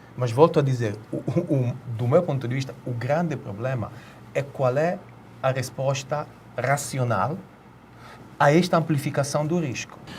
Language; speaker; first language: Portuguese; non-native, fluent; Italian